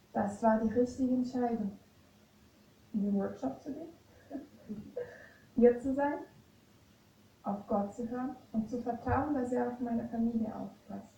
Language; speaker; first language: German; non-native, fluent; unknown